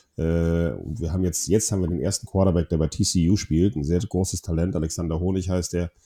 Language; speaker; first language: German; non-native, fluent; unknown